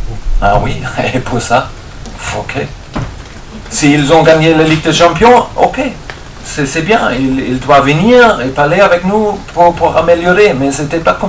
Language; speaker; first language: French; non-native, fluent; German